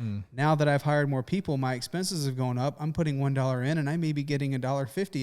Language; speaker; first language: English; native; English